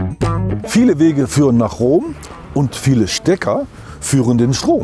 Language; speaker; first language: German; native; German